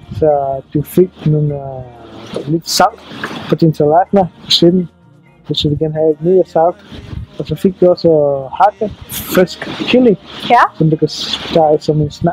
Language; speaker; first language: Danish; non-native, learner; Swahili